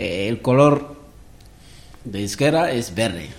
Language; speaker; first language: Spanish; non-native, learner; Wolof